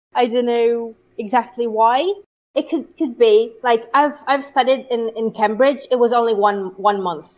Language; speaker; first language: English; non-native, fluent; Italian